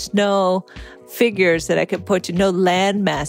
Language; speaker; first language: English; native; English